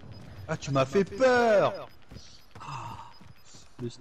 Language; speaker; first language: French; native; French